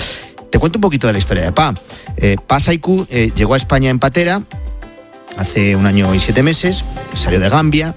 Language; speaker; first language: Spanish; native; Spanish